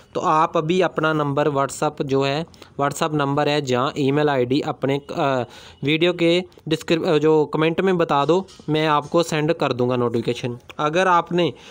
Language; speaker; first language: Hindi; non-native, local second language; Punjabi